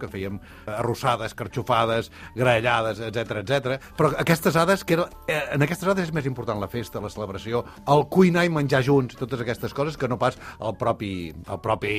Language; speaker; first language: Catalan; native; Catalan